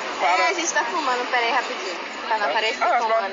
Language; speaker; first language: Portuguese; native; Portuguese